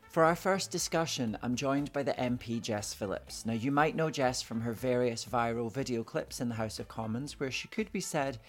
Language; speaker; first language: English; native; English